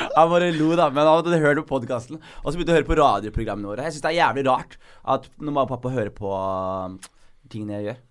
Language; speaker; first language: Norwegian; early bilingual, other home language; Somali